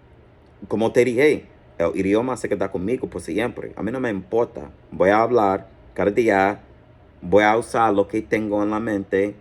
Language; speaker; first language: Spanish; non-native, learner; English